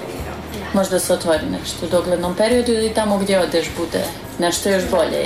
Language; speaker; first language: Croatian; native; Croatian